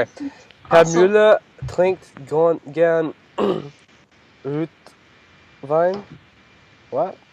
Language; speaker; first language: German; non-native, learner; English